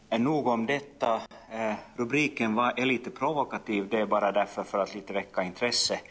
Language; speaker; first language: Swedish; native; Swedish